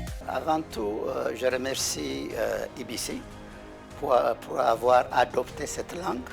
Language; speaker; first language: French; non-native, fluent; Amharic